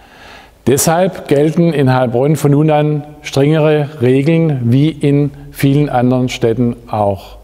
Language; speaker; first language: German; native; German